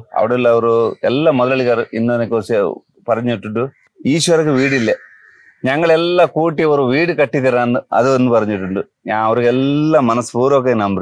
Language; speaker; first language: Malayalam; non-native, learner; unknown